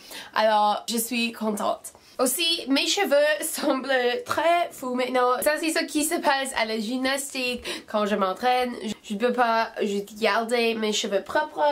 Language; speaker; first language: French; non-native, fluent; English